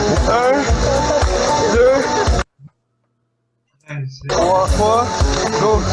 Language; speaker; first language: French; native; French